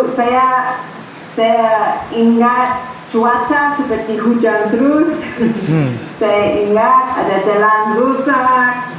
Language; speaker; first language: Indonesian; non-native, fluent; English